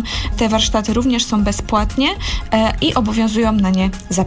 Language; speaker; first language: Polish; native; Polish